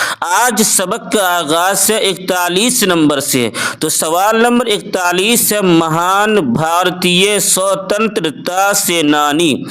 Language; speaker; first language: Urdu; native; Urdu